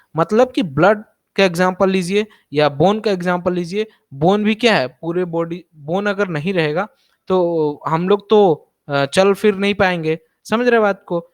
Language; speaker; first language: Hindi; native; Hindi